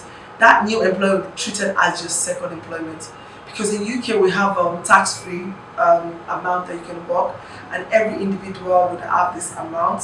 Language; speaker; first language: English; non-native, local second language; Yoruba